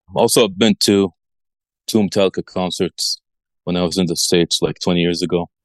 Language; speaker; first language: English; early bilingual, other home language; Arabic